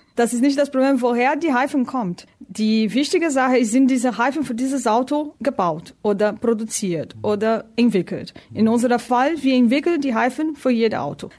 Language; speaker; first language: German; non-native, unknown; Portuguese